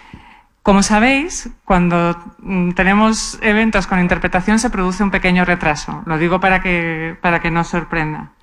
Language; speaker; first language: Spanish; native; Spanish